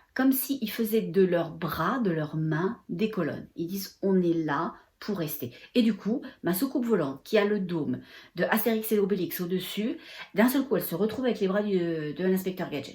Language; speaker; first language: French; native; French